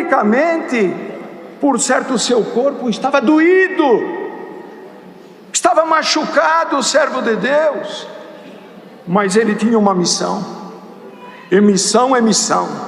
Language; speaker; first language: Portuguese; native; Portuguese